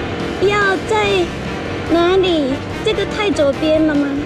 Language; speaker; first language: Chinese; non-native, fluent; Japanese